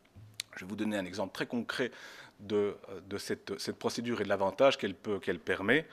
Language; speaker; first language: French; native; French